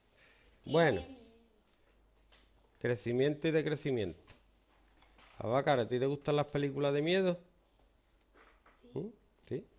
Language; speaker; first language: Spanish; native; Spanish